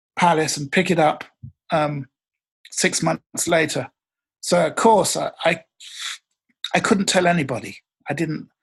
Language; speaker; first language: English; native; English